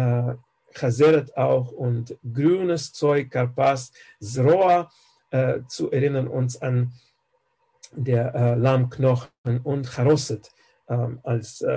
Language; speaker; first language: German; non-native, fluent; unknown